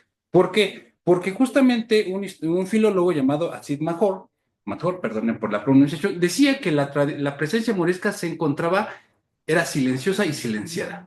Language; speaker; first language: Spanish; native; Spanish